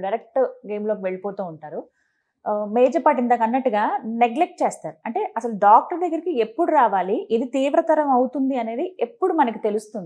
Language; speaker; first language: Telugu; native; Telugu